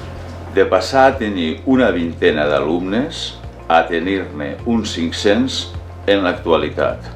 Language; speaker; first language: Catalan; native; Catalan